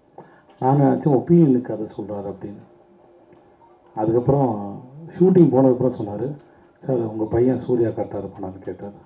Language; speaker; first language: Tamil; native; Tamil